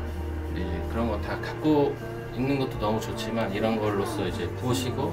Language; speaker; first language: Korean; native; Korean